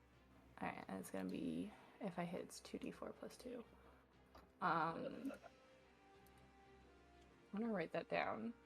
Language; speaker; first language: English; native; English